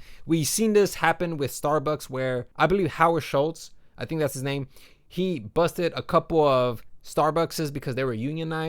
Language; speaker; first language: English; native; English